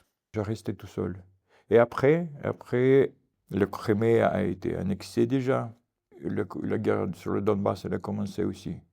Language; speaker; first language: French; non-native, learner; Ukrainian